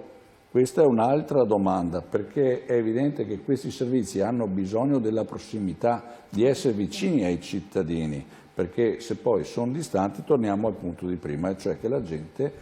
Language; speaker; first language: Italian; native; Italian